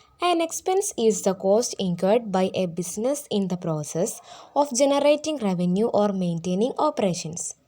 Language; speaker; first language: English; non-native, local second language; Malayalam